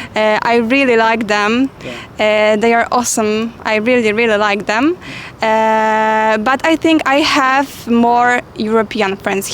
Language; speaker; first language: English; non-native, fluent; Polish